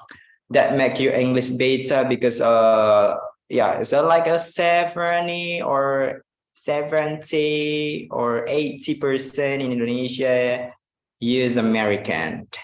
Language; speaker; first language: English; non-native, fluent; Indonesian